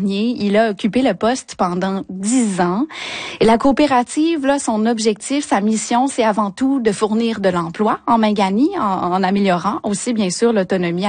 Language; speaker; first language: French; native; French